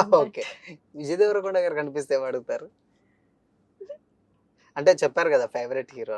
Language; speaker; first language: Telugu; native; Telugu